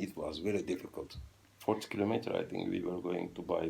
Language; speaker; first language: English; non-native, fluent; Turkish